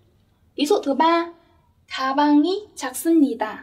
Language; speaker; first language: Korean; non-native, fluent; Vietnamese